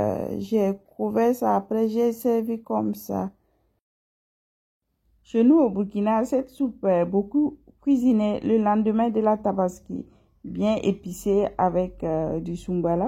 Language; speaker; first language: French; non-native, local second language; Mossi